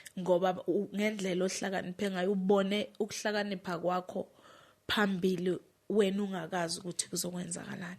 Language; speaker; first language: Zulu; native; Zulu